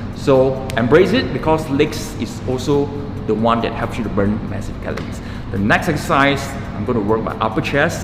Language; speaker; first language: English; non-native, local second language; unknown